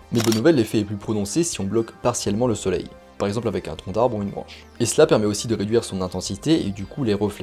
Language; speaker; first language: French; native; French